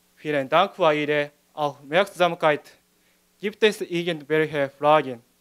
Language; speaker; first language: German; non-native, fluent; Japanese